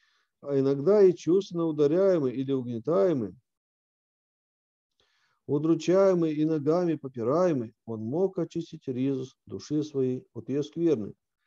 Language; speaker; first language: Russian; native; Russian